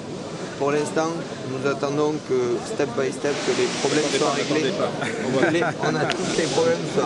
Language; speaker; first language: French; native; French